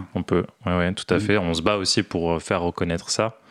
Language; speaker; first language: French; native; French